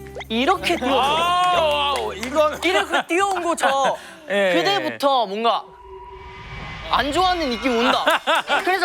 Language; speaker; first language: Korean; non-native, learner; Chinese